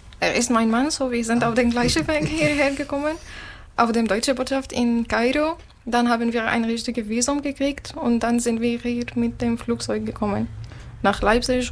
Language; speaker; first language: German; non-native, learner; Arabic